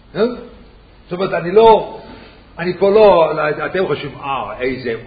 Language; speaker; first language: Hebrew; non-native, fluent; Swiss German